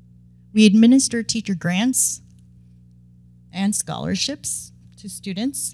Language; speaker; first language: English; native; English